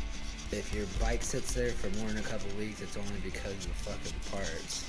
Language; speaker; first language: English; native; English